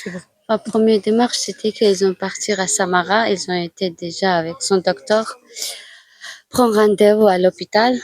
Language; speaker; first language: French; non-native, fluent; Georgian